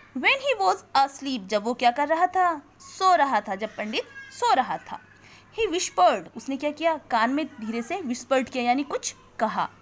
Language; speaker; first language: Hindi; native; Hindi